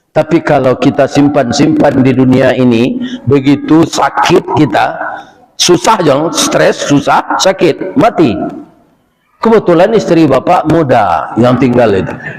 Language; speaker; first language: Malay; non-native, local second language; Minangkabau